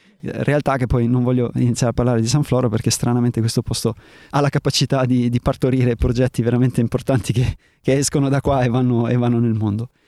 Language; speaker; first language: Italian; early bilingual, heritage; Italian